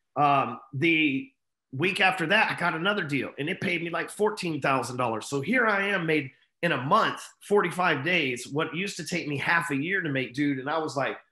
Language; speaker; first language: English; native; English